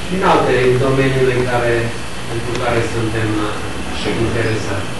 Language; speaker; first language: Romanian; non-native, fluent; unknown